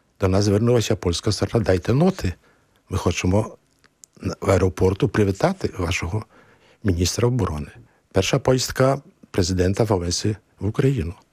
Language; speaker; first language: Ukrainian; early bilingual, heritage; Ukrainian